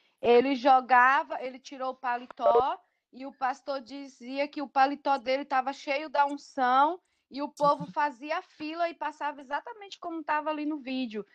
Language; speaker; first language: Portuguese; native; Portuguese